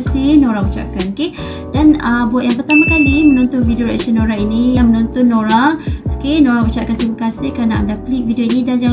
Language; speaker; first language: Malay; native; Malay